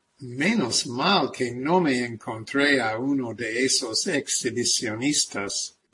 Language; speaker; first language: Spanish; non-native, fluent; English